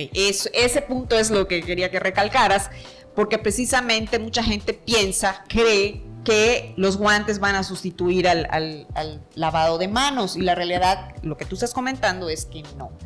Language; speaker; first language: Spanish; native; Spanish